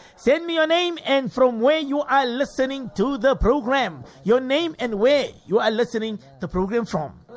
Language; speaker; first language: English; native; English